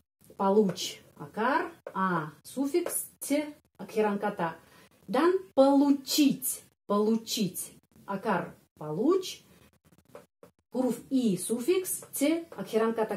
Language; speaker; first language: Indonesian; non-native, fluent; Russian